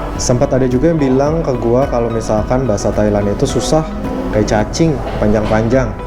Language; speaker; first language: Indonesian; native; Indonesian